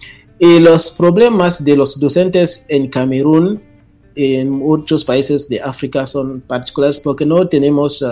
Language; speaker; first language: Spanish; non-native, fluent; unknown